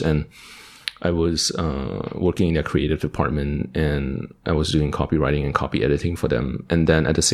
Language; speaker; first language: English; non-native, local second language; Cantonese